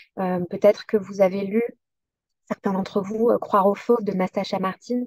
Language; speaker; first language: French; native; French